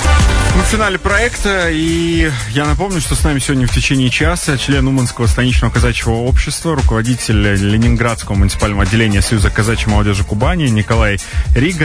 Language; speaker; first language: Russian; native; Russian